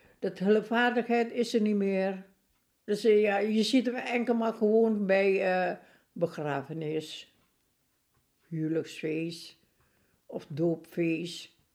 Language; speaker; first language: Dutch; non-native, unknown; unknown